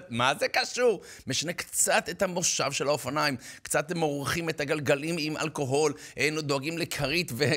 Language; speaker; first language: Hebrew; native; Hebrew